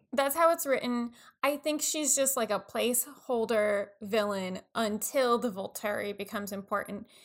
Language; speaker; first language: English; native; English